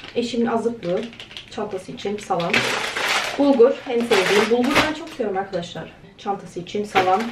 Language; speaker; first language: Turkish; early bilingual, heritage; Turkish